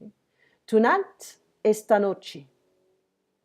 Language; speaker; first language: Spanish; non-native, fluent; French